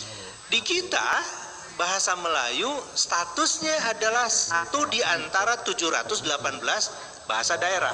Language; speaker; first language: Indonesian; native; Indonesian